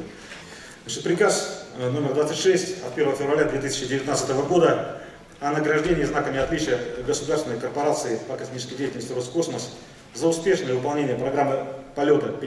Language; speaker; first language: Russian; native; Russian